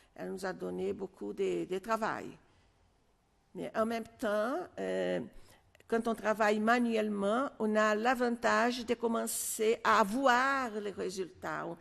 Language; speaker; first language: French; non-native, fluent; Portuguese